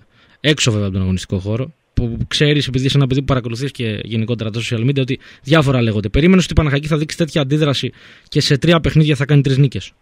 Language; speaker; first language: Greek; native; Greek